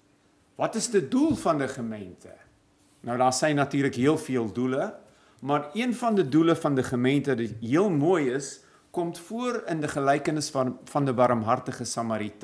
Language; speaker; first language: Dutch; non-native, fluent; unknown